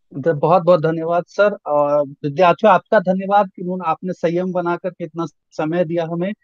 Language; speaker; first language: Hindi; native; Hindi